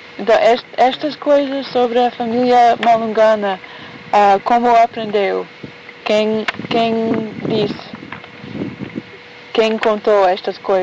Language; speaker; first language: Portuguese; non-native, fluent; English